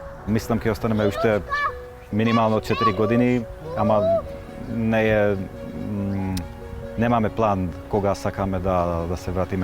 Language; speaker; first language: Macedonian; non-native, fluent; Czech